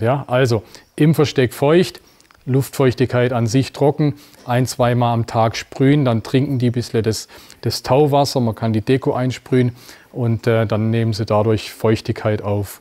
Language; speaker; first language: German; native; German